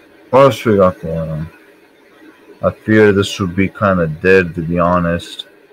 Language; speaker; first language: English; native; English